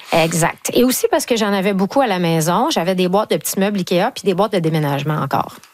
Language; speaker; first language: French; native; French